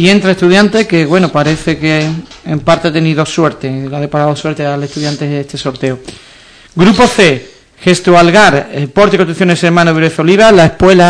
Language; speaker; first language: Spanish; native; Spanish